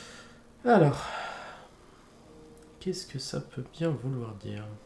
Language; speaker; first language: French; native; French